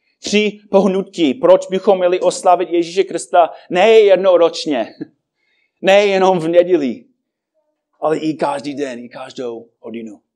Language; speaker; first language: Czech; non-native, fluent; English